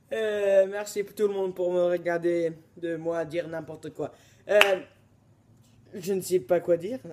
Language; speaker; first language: French; non-native, learner; English